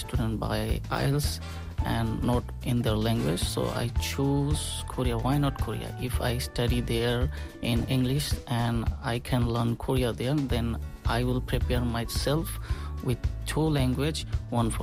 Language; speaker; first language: English; non-native, local second language; Bangla